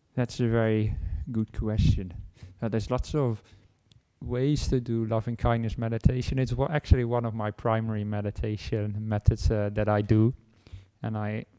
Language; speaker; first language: English; non-native, fluent; Dutch